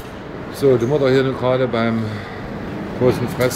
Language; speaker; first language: German; native; German